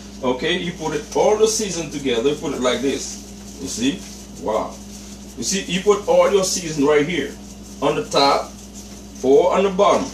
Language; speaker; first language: English; non-native, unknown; Haitian Creole